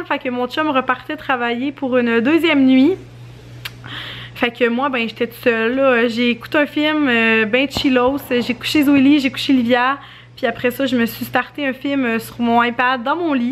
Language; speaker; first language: French; native; French